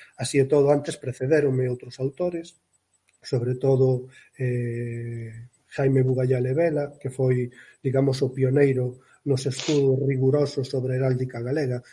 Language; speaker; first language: Galician; native; Galician